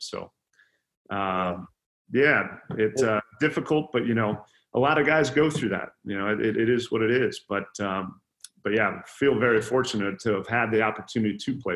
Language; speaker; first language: English; native; English